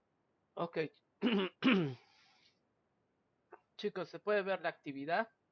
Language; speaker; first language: Spanish; native; Spanish